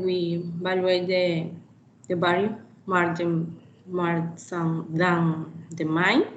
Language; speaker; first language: English; non-native, learner; Spanish